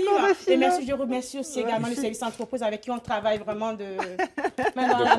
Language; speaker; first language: French; native; French